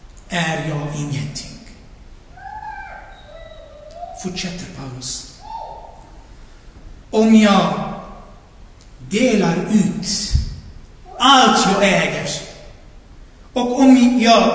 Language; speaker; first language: Swedish; non-native, fluent; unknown